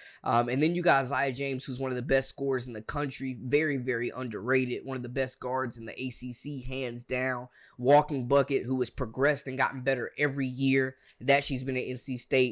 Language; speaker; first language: English; native; English